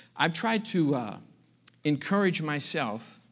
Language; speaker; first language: English; native; English